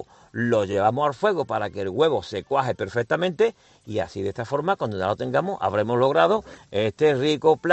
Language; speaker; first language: Spanish; native; Spanish